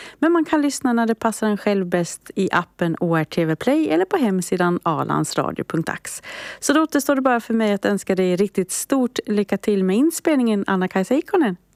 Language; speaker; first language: Swedish; native; Swedish